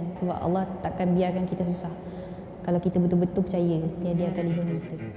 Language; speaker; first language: Malay; native; Malay